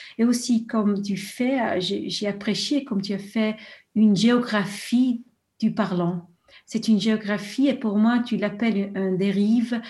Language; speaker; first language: French; non-native, local second language; German